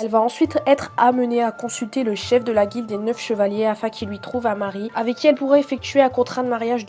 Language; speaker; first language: French; native; French